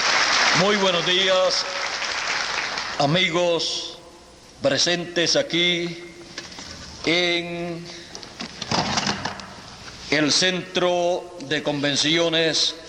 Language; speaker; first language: Spanish; native; Spanish